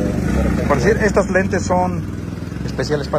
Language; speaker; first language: Spanish; native; Spanish